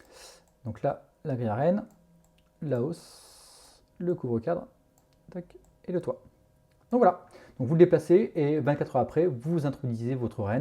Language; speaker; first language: French; native; French